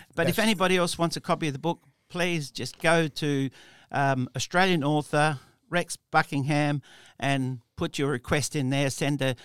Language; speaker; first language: English; early bilingual, other home language; Italian